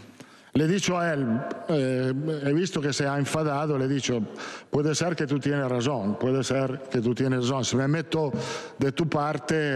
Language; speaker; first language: Spanish; non-native, fluent; Italian